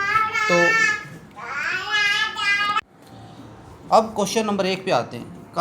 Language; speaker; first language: Hindi; native; Hindi